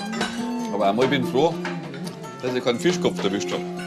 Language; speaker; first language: German; native; German